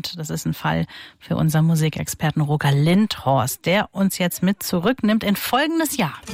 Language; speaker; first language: German; native; German